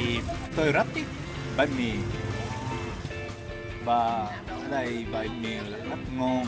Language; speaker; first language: Vietnamese; non-native, learner; Japanese